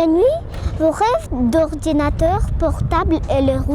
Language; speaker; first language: French; non-native, learner; Russian